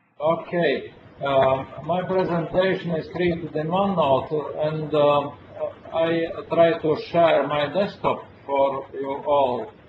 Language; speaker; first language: English; non-native, learner; Latvian